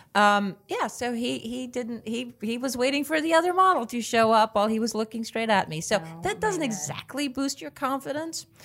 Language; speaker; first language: English; non-native, fluent; Swedish